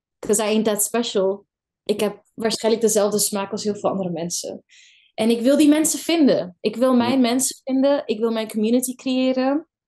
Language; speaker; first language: Dutch; early bilingual, other home language; Kurdish